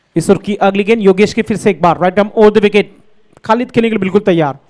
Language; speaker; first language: Hindi; non-native, local second language; Marathi